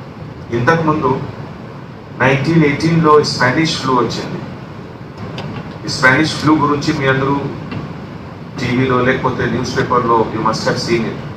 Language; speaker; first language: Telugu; non-native, fluent; Hindi